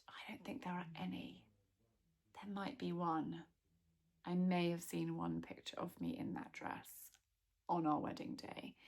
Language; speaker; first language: English; native; English